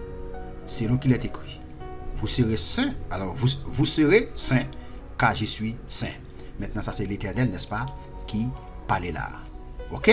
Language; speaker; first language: French; non-native, local second language; Haitian Creole